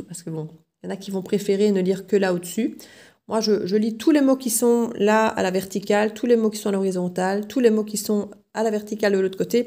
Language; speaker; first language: French; native; French